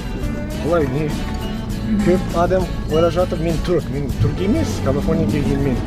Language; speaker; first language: Kazakh; non-native, learner; English